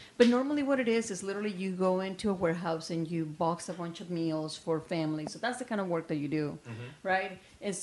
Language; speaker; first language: English; non-native, fluent; Spanish